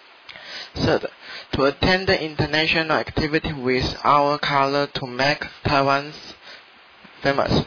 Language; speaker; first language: English; non-native, learner; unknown